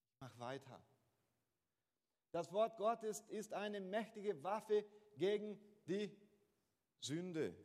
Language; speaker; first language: German; non-native, fluent; Portuguese